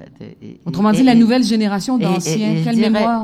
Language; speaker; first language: French; native; French